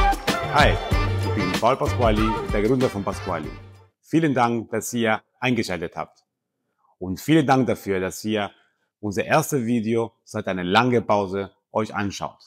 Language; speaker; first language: German; non-native, fluent; Spanish